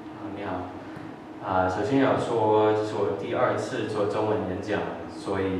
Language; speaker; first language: Chinese; non-native, fluent; English